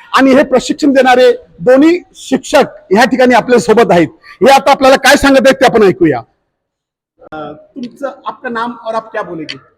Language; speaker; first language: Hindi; non-native, local second language; Marathi